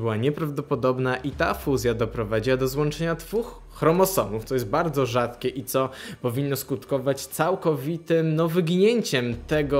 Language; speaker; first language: Polish; native; Polish